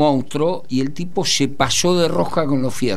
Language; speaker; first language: Spanish; native; Spanish